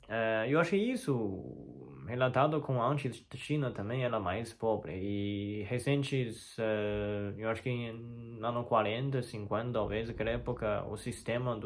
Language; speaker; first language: Portuguese; non-native, learner; Chinese